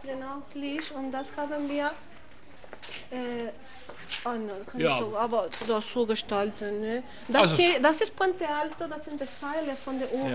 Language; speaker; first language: German; non-native, learner; Spanish